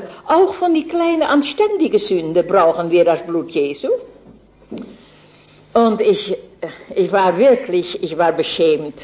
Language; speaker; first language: German; non-native, fluent; Dutch